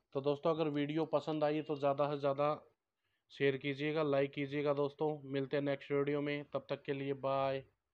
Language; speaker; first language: Hindi; native; Hindi